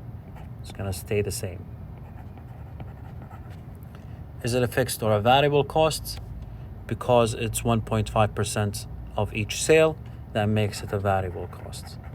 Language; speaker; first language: English; non-native, fluent; Arabic